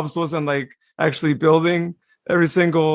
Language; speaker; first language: English; native; English